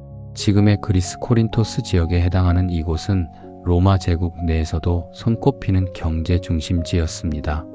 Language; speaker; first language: Korean; native; Korean